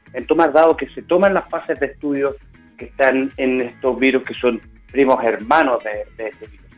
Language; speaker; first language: Spanish; native; Spanish